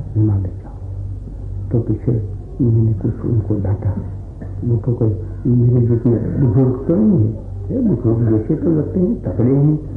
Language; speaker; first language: Hindi; non-native, local second language; Gujarati